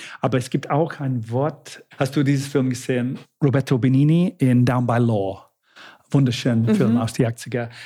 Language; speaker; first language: German; non-native, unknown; English